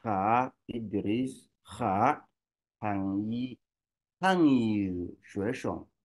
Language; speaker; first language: Chinese; non-native, learner; Swahili